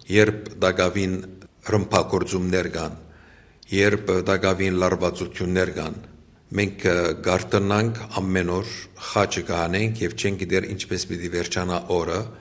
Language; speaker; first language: Armenian; early bilingual, heritage; Armenian